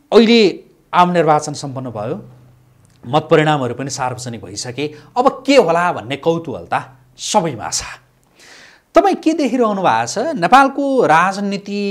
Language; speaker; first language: Nepali; native; Nepali